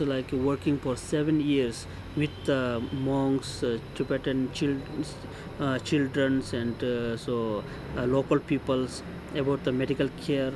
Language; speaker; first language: English; non-native, local second language; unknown